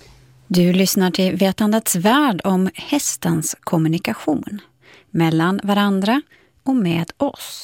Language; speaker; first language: Swedish; native; Swedish